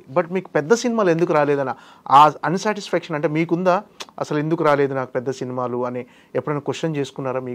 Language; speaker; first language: Telugu; native; Telugu